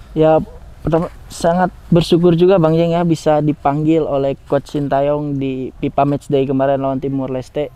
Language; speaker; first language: Indonesian; native; Indonesian